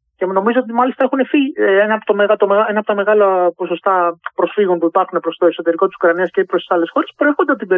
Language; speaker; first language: Greek; native; Greek